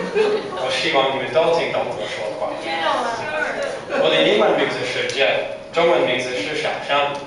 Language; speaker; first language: Chinese; non-native, learner; English